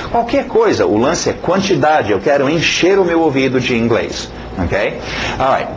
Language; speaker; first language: Portuguese; non-native, fluent; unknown